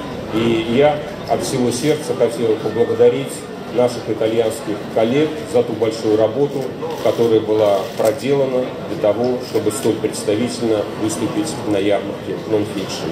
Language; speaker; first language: Russian; native; Russian